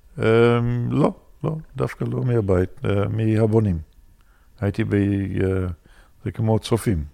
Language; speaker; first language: Hebrew; non-native, fluent; English